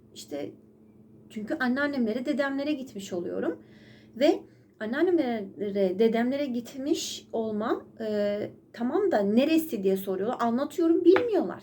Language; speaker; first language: Turkish; native; Turkish